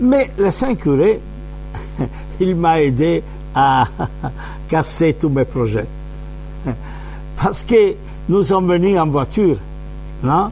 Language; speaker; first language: French; non-native, fluent; Italian